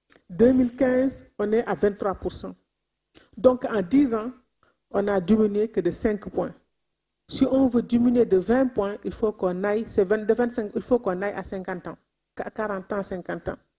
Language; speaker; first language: French; non-native, local second language; Wolof